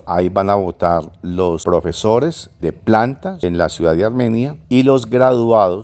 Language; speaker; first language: Spanish; native; Spanish